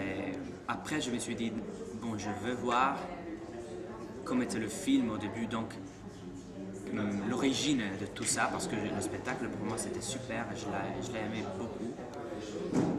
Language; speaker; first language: French; non-native, fluent; Italian